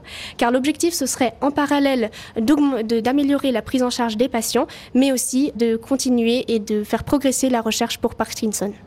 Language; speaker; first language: French; native; French